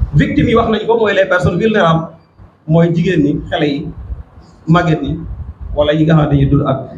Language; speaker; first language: Wolof; non-native, local second language; Serer